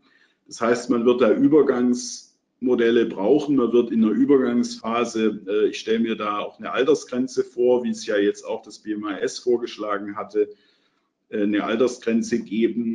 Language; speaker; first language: German; native; German